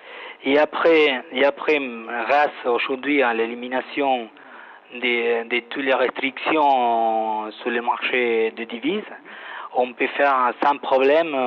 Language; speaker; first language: French; non-native, fluent; Spanish